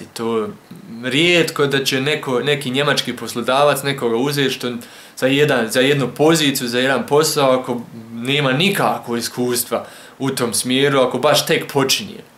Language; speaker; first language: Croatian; early bilingual, heritage; Croatian